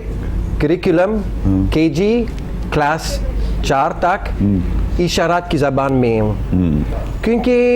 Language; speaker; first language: Hindi; non-native, learner; English